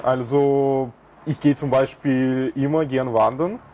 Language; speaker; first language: German; non-native, fluent; Russian